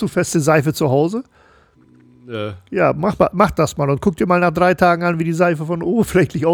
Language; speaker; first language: German; native; German